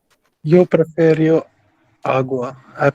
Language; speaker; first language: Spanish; non-native, learner; Hindi